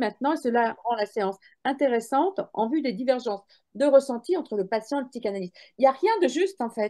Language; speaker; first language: French; native; French